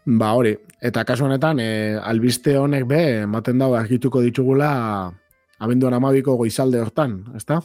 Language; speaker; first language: Basque; native; Basque